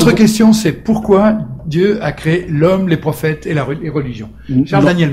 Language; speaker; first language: French; native; French